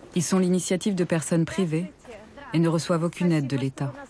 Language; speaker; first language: French; non-native, fluent; Russian